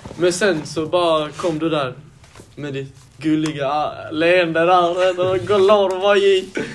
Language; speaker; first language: Swedish; native; Swedish